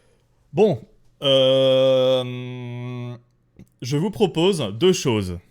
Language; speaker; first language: French; native; French